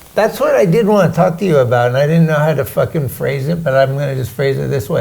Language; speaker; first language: English; native; English